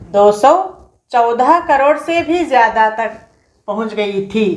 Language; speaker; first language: Hindi; non-native, local second language; Telugu